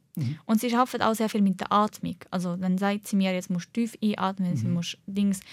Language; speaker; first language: German; early bilingual, heritage; Arabic